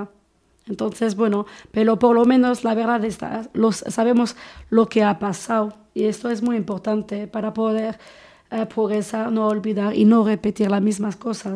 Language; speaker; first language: Spanish; non-native, fluent; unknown